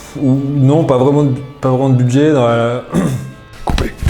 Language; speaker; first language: French; native; French